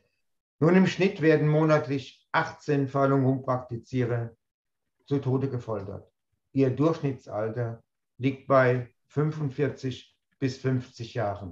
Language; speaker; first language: German; native; German